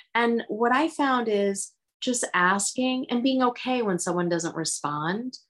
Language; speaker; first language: English; early bilingual, other home language; Hindi